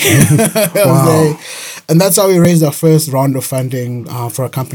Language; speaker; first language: English; non-native, local second language; Shona